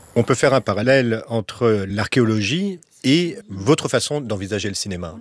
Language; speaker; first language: French; native; French